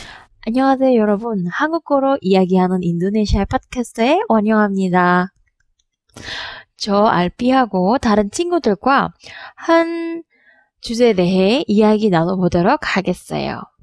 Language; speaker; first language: Korean; non-native, learner; Indonesian